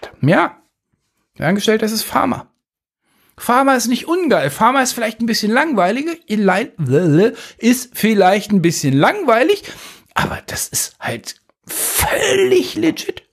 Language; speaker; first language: German; native; German